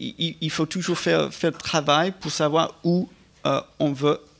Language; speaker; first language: French; non-native, fluent; English